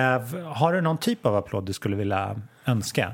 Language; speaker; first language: Swedish; native; Swedish